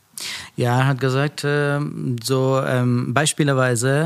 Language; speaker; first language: German; non-native, learner; Persian